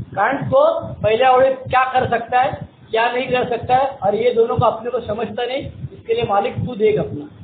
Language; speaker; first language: Hindi; non-native, local second language; Marathi